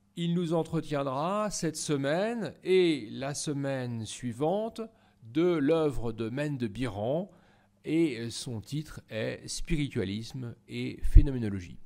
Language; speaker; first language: French; native; French